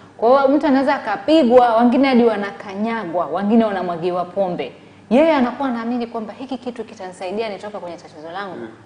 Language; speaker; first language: Swahili; native; Swahili